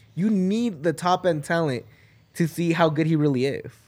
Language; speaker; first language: English; non-native, fluent; Spanish